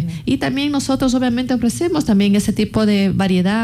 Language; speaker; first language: Spanish; native; Spanish